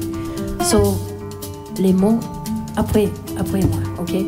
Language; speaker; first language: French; non-native, learner; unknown